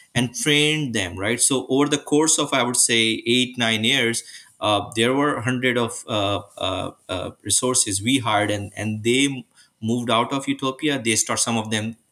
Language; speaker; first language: English; non-native, local second language; Urdu